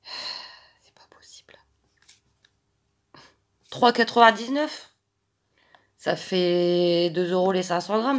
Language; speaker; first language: French; native; French